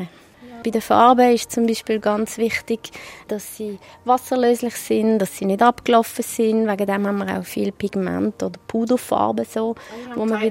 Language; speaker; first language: German; native; German